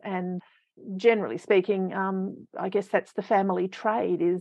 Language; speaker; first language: English; native; English